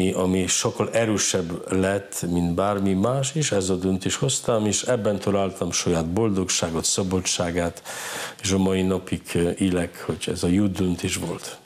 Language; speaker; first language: Hungarian; non-native, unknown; Polish